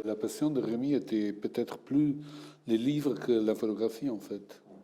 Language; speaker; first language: French; non-native, fluent; Portuguese